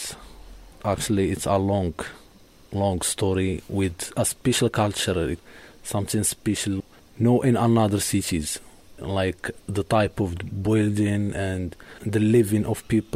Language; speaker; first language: English; non-native, learner; Arabic